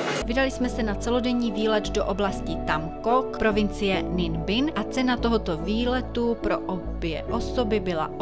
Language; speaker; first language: Czech; native; Czech